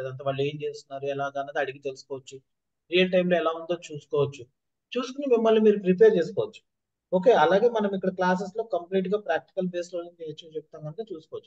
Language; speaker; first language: Telugu; native; Telugu